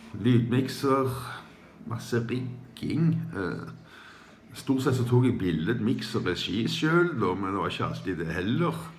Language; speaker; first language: Norwegian; native; Norwegian